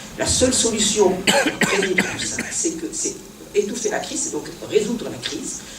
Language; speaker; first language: French; non-native, local second language; Arabic